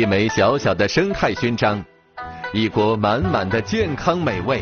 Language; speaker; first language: Chinese; native; Chinese